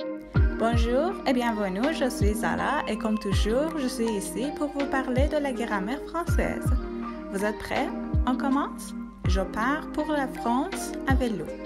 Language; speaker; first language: French; non-native, fluent; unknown